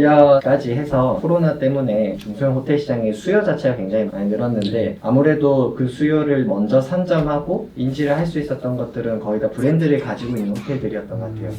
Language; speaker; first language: Korean; native; Korean